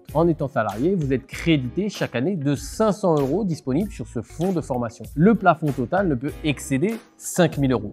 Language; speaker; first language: French; native; French